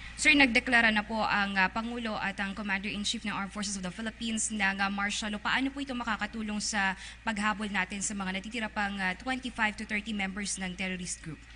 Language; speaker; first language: Filipino; native; Filipino